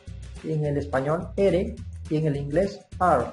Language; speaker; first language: Spanish; non-native, local second language; Quechua